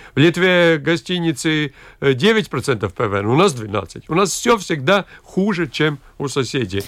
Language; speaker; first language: Russian; non-native, local second language; Latvian